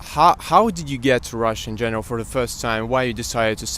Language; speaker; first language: English; non-native, fluent; Russian